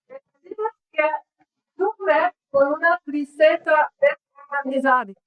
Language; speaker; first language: Spanish; non-native, learner; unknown